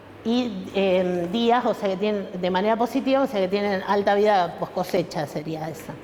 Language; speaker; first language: Spanish; native; Spanish